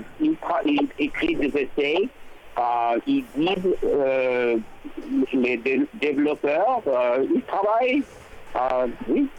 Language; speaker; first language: French; non-native, learner; English